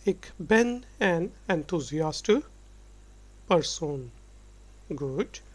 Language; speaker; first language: Dutch; non-native, fluent; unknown